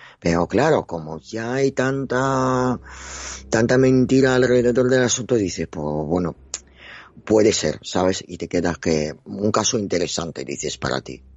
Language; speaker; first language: Spanish; non-native, fluent; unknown